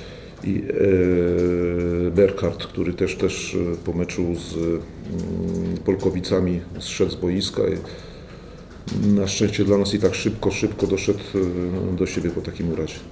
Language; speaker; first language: Polish; native; Polish